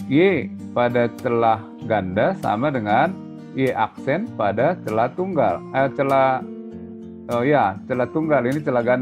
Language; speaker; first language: Indonesian; native; Indonesian